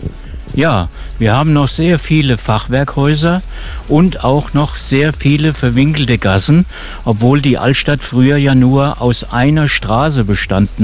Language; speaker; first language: German; native; German